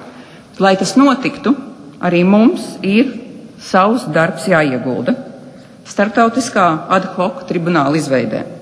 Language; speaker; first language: Latvian; native; Latvian